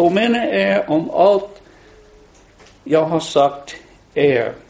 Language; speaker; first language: Swedish; non-native, fluent; English